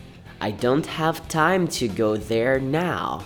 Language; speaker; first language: English; non-native, fluent; Portuguese